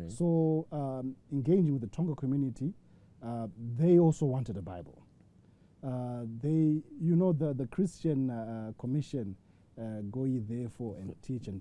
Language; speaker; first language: English; non-native, local second language; Shona